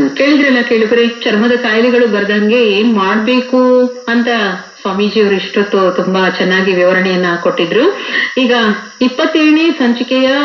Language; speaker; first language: Kannada; native; Kannada